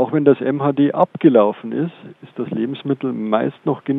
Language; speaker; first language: German; native; German